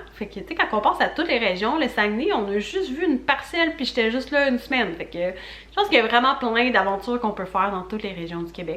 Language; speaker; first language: French; native; French